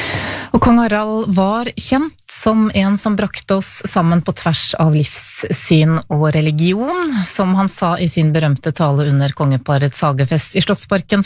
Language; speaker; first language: Norwegian; native; Norwegian